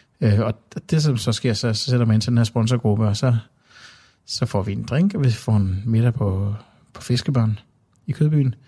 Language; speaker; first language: Danish; native; Danish